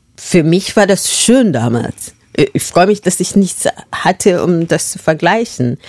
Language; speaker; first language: German; non-native, fluent; Masai